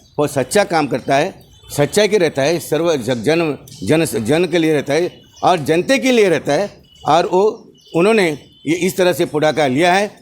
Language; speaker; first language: Hindi; non-native, local second language; Marathi